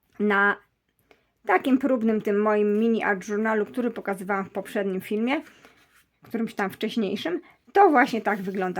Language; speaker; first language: Polish; native; Polish